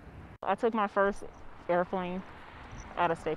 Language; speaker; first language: English; native; English